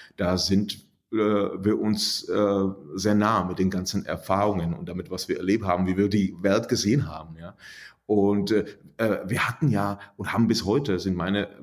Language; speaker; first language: German; non-native, fluent; Czech